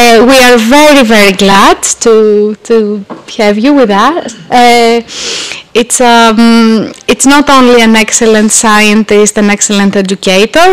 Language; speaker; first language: English; non-native, fluent; Greek